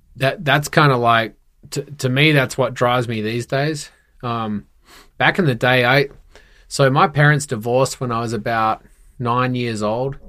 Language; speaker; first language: English; native; English